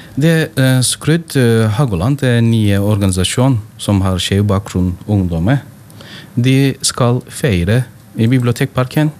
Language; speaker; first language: Norwegian; non-native, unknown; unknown